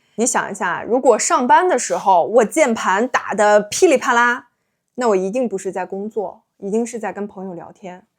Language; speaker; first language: Chinese; native; Chinese